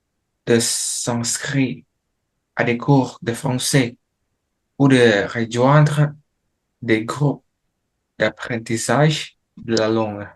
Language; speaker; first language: French; non-native, learner; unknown